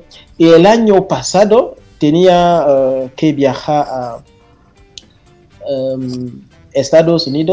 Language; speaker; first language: Spanish; non-native, fluent; French